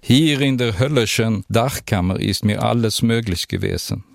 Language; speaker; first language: German; non-native, fluent; Swedish